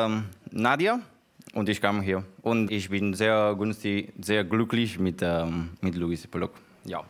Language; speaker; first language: German; non-native, learner; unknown